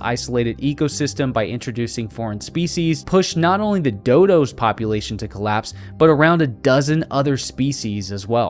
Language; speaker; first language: English; native; English